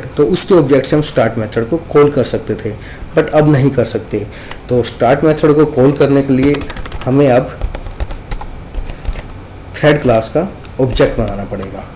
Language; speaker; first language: Hindi; native; Hindi